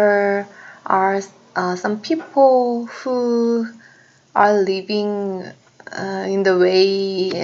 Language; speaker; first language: English; non-native, learner; Korean